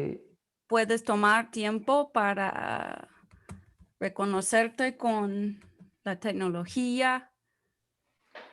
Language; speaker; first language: Spanish; non-native, fluent; English